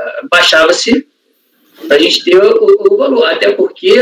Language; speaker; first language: Portuguese; native; Portuguese